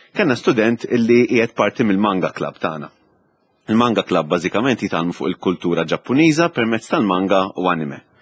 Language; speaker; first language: Maltese; native; Maltese